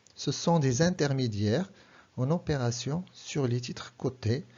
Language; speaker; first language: French; non-native, local second language; Arabic